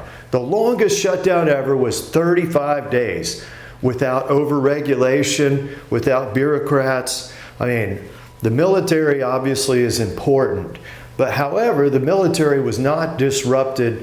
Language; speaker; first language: English; native; English